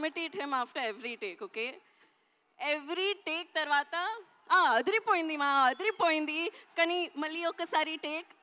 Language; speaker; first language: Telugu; non-native, learner; Hindi